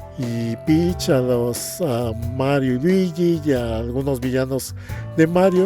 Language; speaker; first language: Spanish; native; Spanish